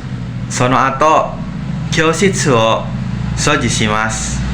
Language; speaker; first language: Japanese; non-native, learner; Indonesian